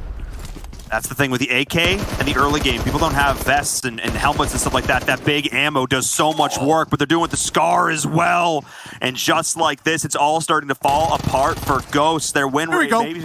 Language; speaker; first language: English; native; English